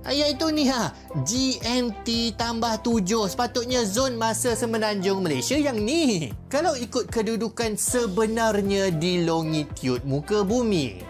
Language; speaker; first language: Malay; native; Malay